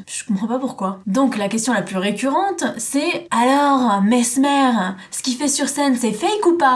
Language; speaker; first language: French; native; French